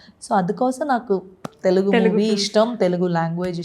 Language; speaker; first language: Telugu; non-native, learner; Malayalam